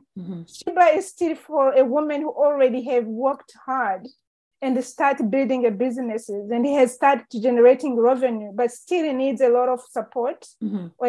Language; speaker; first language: English; non-native, local second language; Kinyarwanda